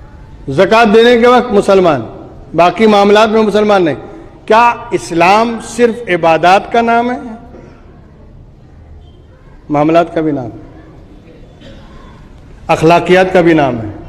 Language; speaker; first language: Urdu; native; Urdu